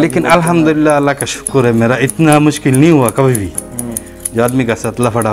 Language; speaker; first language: Hindi; non-native, learner; Bangla